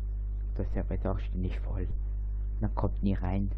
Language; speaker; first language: German; native; German